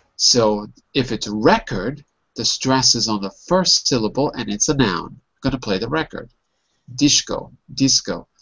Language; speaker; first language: English; native; English